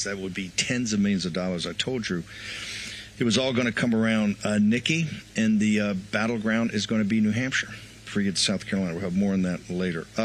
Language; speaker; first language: English; native; English